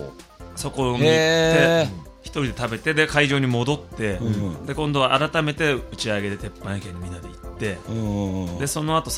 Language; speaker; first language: Japanese; native; Japanese